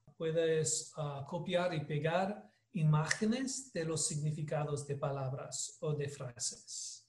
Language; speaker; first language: Spanish; non-native, learner; English